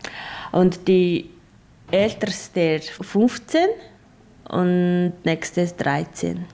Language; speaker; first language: German; non-native, learner; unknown